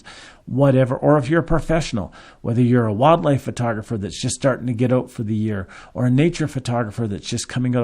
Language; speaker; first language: English; native; English